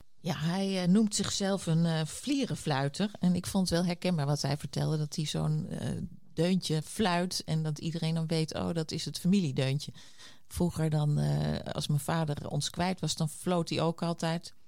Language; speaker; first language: Dutch; native; Dutch